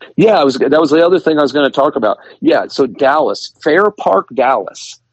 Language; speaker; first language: English; native; English